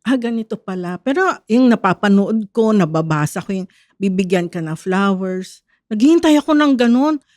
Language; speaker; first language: Filipino; native; Filipino